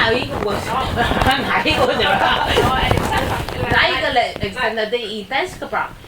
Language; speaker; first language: Danish; non-native, learner; Chinese